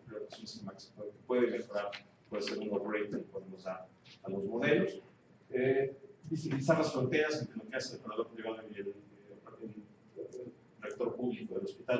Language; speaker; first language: Spanish; native; Spanish